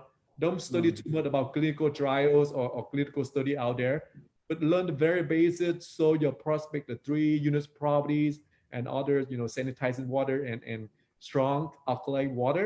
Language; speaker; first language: English; non-native, fluent; Vietnamese